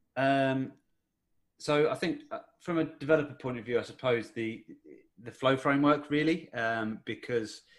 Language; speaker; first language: English; native; English